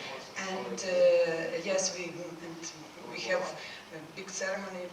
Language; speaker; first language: English; non-native, learner; Ukrainian